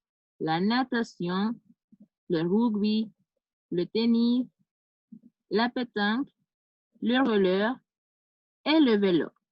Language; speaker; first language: French; non-native, fluent; Spanish